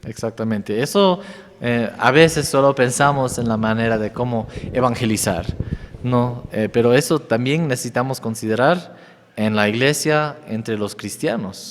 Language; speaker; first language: Spanish; non-native, fluent; English